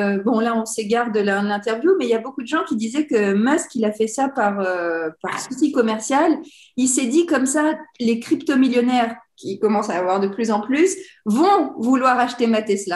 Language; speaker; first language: French; native; French